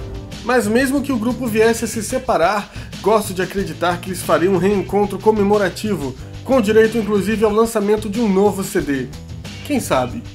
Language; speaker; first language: Portuguese; native; Portuguese